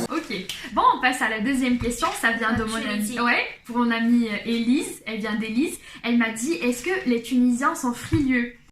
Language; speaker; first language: French; non-native, local second language; Arabic